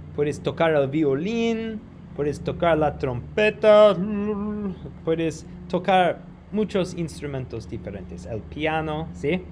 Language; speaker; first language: Spanish; non-native, fluent; English